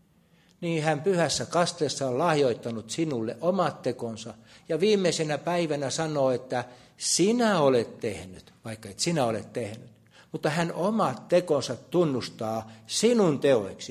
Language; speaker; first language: Finnish; native; Finnish